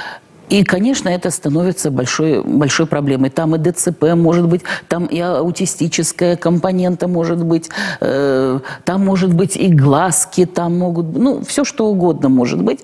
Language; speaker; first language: Russian; native; Russian